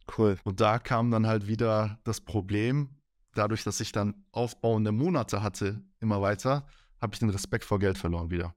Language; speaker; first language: German; early bilingual, other home language; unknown